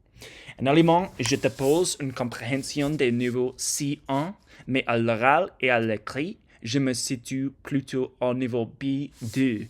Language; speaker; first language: French; non-native, learner; English